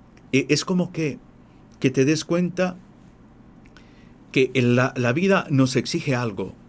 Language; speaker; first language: Spanish; native; Spanish